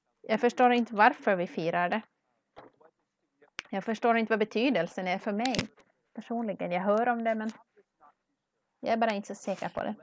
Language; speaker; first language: Swedish; non-native, learner; English